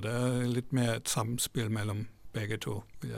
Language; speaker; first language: Norwegian; non-native, fluent; German